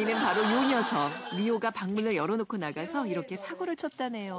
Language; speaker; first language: Korean; native; Korean